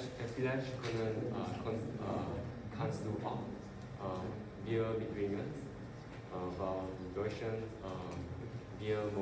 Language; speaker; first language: German; non-native, learner; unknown